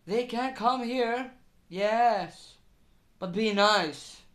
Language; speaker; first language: English; non-native, learner; Finnish